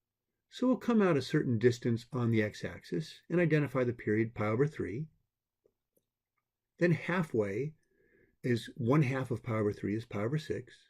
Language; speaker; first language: English; native; English